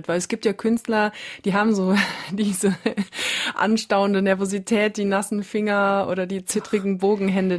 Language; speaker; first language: German; native; German